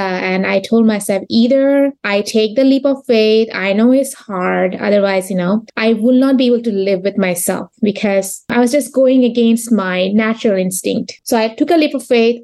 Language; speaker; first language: English; non-native, local second language; Bangla